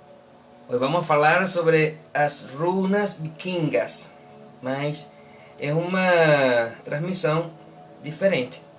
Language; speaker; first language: Portuguese; non-native, learner; Spanish